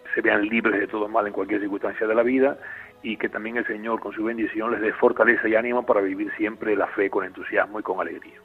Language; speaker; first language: Spanish; native; Spanish